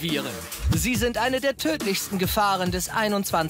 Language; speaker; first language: German; native; German